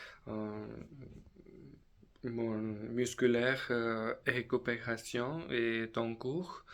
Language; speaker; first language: French; non-native, learner; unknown